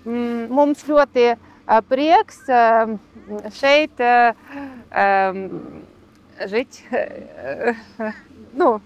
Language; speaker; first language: Latvian; non-native, learner; Ukrainian